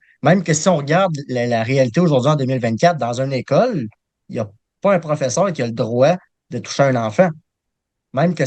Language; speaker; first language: French; native; French